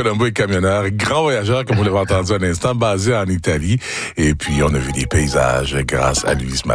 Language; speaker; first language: French; native; French